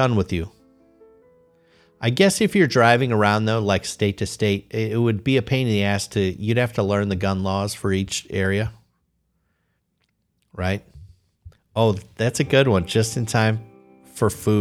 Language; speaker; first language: English; native; English